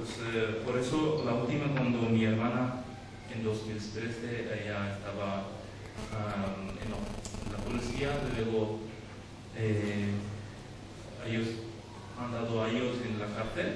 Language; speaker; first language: Spanish; non-native, learner; Urdu